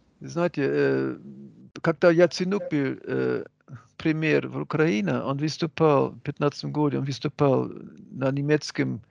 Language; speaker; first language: Russian; non-native, fluent; German